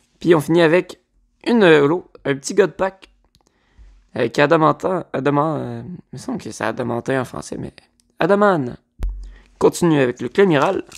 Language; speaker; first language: French; native; French